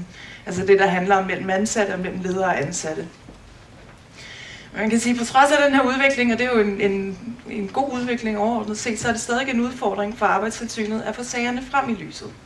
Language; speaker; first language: Danish; native; Danish